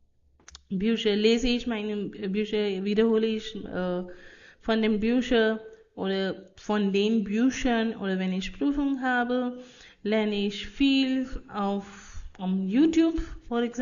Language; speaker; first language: German; non-native, fluent; Hindi